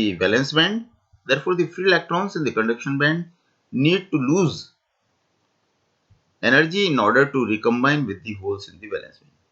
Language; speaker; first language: English; non-native, local second language; Hindi